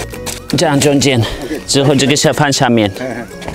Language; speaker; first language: Chinese; non-native, fluent; Turkish